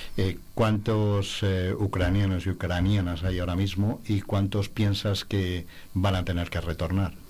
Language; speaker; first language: Spanish; native; Spanish